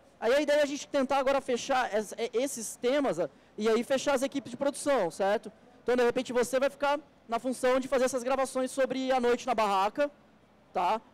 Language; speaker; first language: Portuguese; native; Portuguese